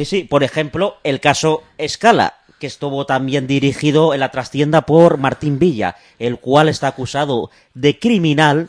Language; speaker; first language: Spanish; native; Spanish